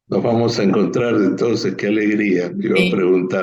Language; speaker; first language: Spanish; native; Spanish